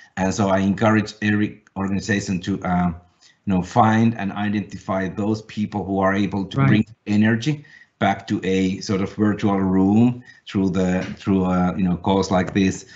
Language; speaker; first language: English; non-native, fluent; Finnish